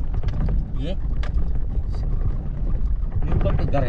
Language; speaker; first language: Hindi; non-native, local second language; Mizo